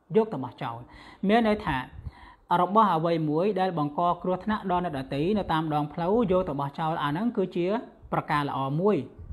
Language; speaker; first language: Khmer; non-native, local second language; Western Cham